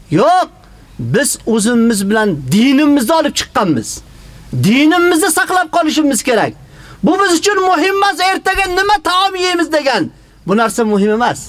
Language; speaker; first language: Uzbek; native; Uzbek